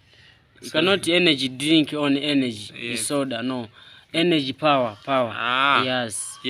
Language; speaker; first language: English; non-native, learner; Swahili